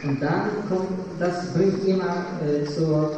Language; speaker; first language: German; non-native, fluent; Polish